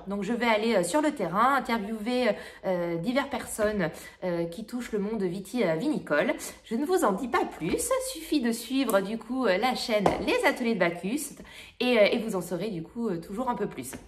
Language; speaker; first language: French; native; French